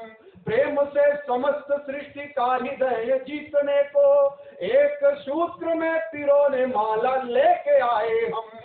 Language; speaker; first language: Hindi; native; Hindi